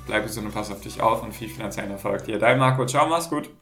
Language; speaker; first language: German; native; German